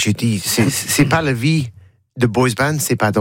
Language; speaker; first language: French; non-native, learner; English